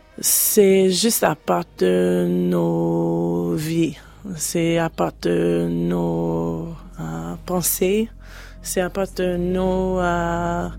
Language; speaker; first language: French; non-native, learner; English